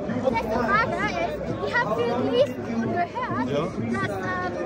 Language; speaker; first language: German; non-native, learner; Indonesian